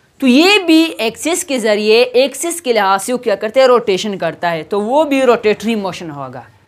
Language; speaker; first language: Urdu; non-native, local second language; Pashto